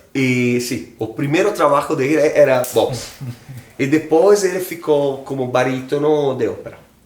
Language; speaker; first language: Portuguese; non-native, fluent; Italian